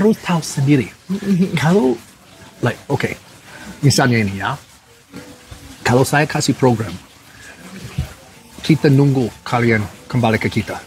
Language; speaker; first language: Indonesian; non-native, fluent; English